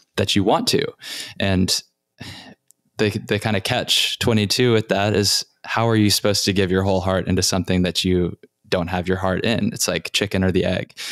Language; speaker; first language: English; native; English